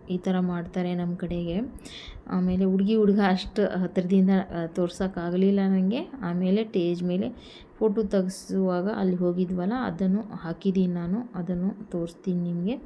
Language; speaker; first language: Kannada; non-native, local second language; Lambadi